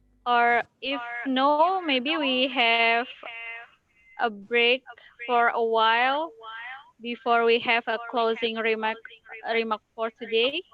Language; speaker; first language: English; non-native, local second language; Indonesian